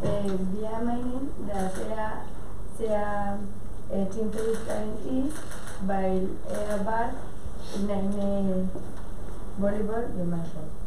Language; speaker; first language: German; non-native, learner; Spanish